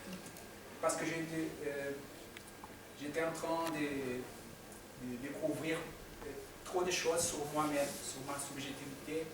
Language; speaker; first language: French; non-native, fluent; Portuguese